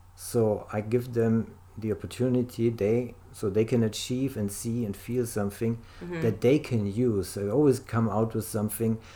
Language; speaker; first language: English; non-native, fluent; German